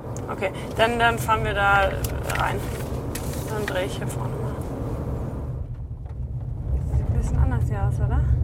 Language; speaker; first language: German; native; German